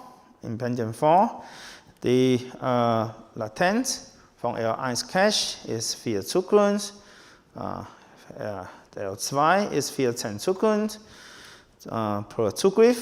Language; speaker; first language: German; non-native, learner; Chinese